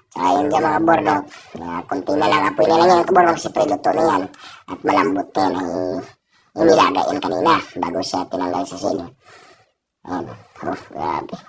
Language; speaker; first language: Filipino; non-native, local second language; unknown